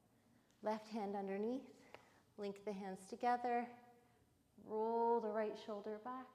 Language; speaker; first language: English; native; English